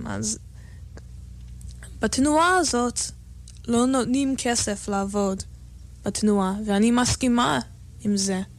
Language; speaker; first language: Hebrew; non-native, fluent; English